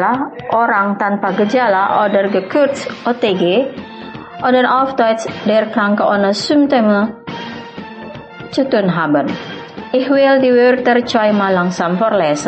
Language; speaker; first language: German; non-native, fluent; Indonesian